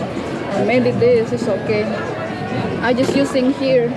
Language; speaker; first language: English; non-native, learner; Indonesian